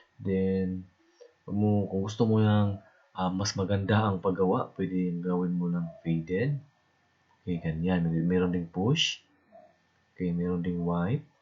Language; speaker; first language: Filipino; non-native, local second language; Cebuano